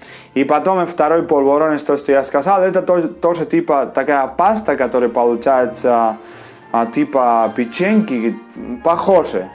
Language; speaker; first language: Russian; non-native, learner; Spanish